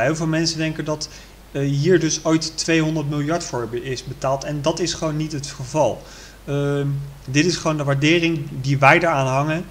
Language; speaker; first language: Dutch; native; Dutch